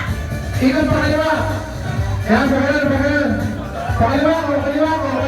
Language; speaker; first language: Filipino; native; Filipino